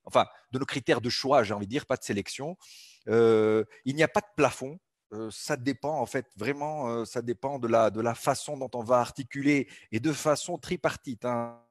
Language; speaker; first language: French; non-native, local second language; Arabic